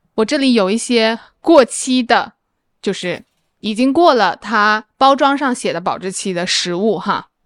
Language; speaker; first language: Chinese; native; Chinese